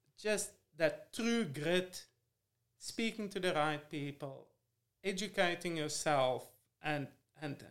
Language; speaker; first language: English; non-native, fluent; Afrikaans